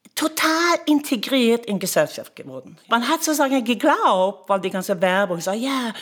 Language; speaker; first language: German; non-native, fluent; Norwegian